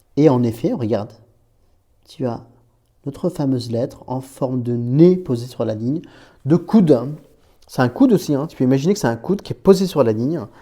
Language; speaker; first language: French; native; French